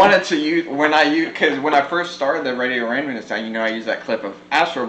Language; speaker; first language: English; native; English